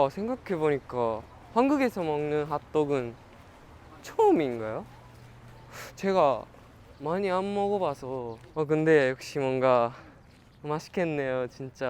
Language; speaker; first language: Korean; non-native, learner; Japanese